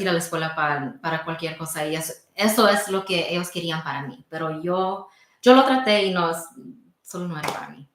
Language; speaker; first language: Spanish; early bilingual, heritage; Spanish